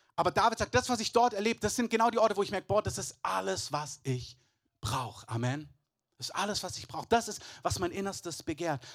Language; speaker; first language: German; native; German